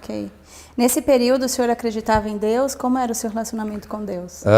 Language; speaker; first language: Portuguese; native; Portuguese